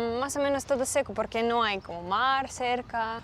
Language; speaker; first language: Spanish; non-native, learner; Russian